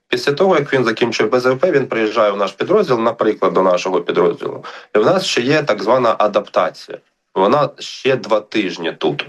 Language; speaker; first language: Ukrainian; native; Ukrainian